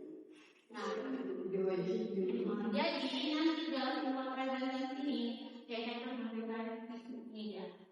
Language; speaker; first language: Indonesian; native; Indonesian